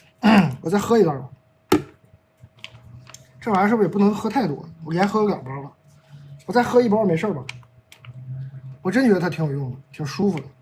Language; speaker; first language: Chinese; native; Chinese